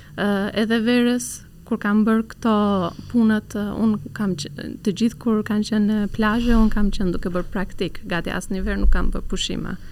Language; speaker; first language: Albanian; early bilingual, heritage; Albanian